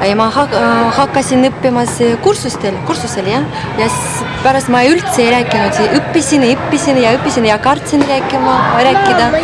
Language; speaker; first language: Estonian; non-native, local second language; Russian